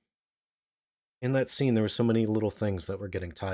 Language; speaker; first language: English; native; English